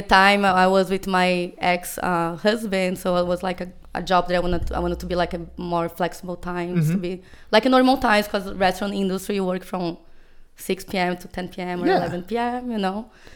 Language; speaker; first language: English; non-native, fluent; Portuguese